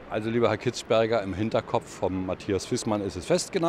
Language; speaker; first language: German; native; German